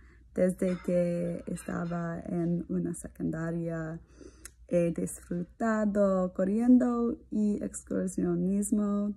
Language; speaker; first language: Spanish; non-native, learner; English